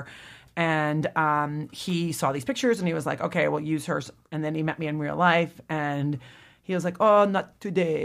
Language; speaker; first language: English; native; English